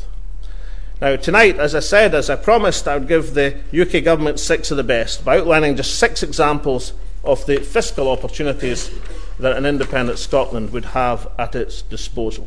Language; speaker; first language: English; native; English